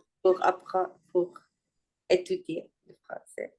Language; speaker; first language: French; non-native, learner; Spanish